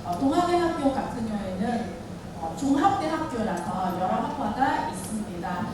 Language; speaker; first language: Korean; non-native, fluent; Vietnamese